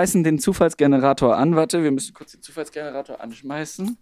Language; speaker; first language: German; native; German